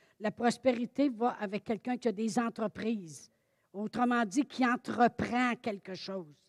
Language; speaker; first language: French; native; French